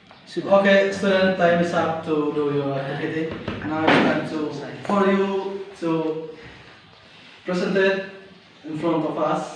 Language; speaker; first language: English; non-native, learner; Indonesian